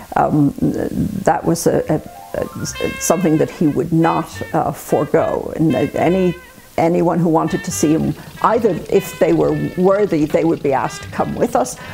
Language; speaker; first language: English; native; English